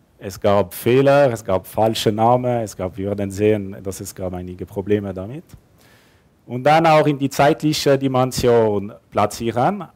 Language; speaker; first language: German; non-native, local second language; French